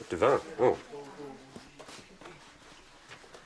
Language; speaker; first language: French; non-native, learner; English